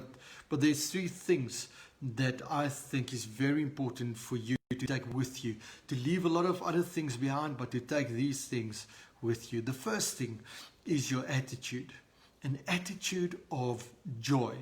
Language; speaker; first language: English; non-native, local second language; Afrikaans